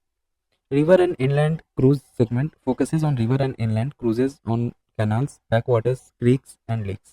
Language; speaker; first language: English; non-native, local second language; Hindi